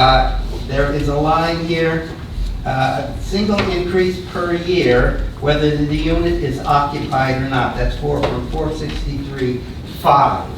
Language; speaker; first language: English; native; English